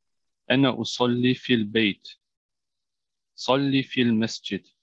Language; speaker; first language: Arabic; non-native, learner; German